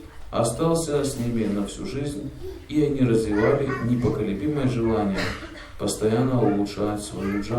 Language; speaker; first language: Russian; native; Russian